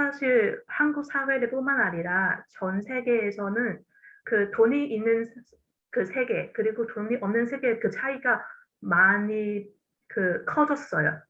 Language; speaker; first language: Korean; non-native, fluent; Cantonese